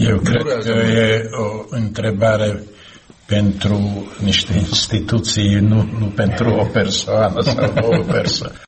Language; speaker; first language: Romanian; non-native, learner; Slovak